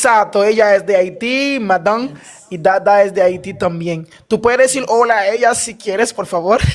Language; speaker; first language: Spanish; non-native, learner; Haitian Creole